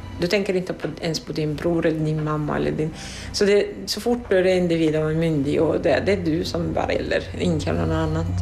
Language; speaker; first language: Swedish; non-native, fluent; Arabic